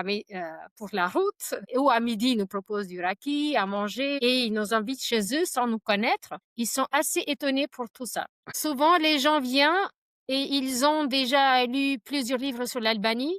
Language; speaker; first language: French; non-native, fluent; Albanian